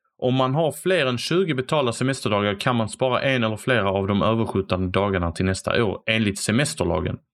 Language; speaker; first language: Swedish; native; Swedish